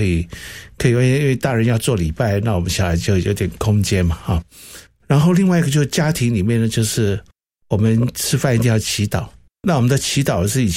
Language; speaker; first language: Chinese; non-native, local second language; Cantonese